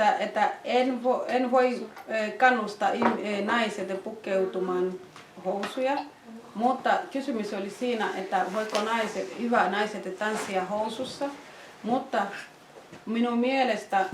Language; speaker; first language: Finnish; non-native, fluent; Swahili